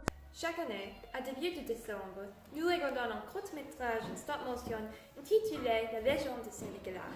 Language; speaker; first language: French; non-native, learner; English